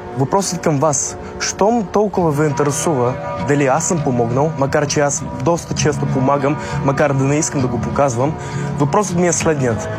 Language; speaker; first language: Bulgarian; early bilingual, other home language; Russian